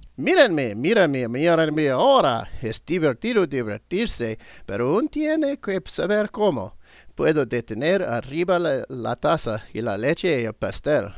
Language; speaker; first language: Spanish; non-native, learner; English